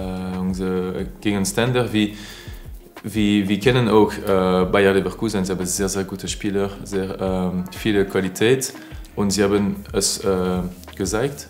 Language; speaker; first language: German; non-native, learner; French